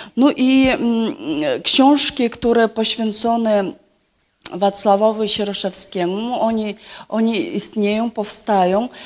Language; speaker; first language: Polish; non-native, fluent; Yakut